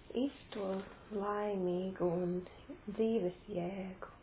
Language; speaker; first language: Latvian; non-native, local second language; Russian